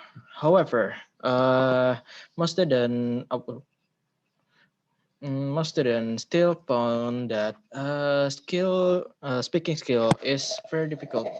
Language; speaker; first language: English; non-native, learner; Indonesian